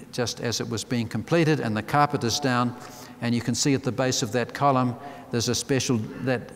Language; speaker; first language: English; native; English